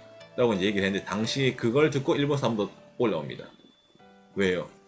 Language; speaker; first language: Korean; native; Korean